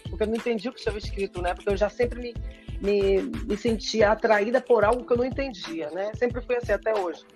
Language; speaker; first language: Portuguese; native; Portuguese